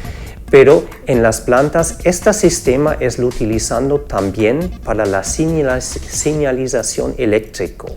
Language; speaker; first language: Spanish; non-native, fluent; German